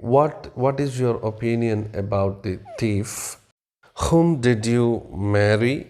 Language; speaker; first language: English; non-native, local second language; Malayalam